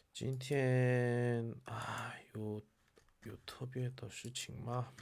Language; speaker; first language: Chinese; non-native, learner; Korean